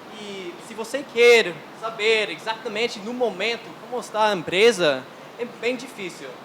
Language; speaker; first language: Portuguese; non-native, learner; English